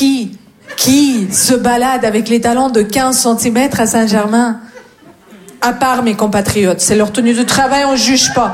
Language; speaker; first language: French; non-native, fluent; Russian